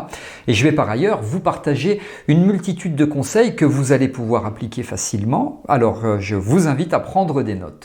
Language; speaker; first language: French; native; French